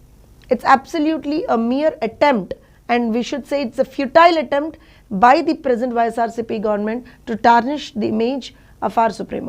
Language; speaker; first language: English; non-native, local second language; Telugu